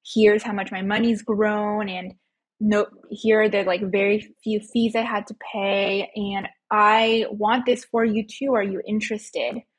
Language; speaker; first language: English; early bilingual, other home language; Spanish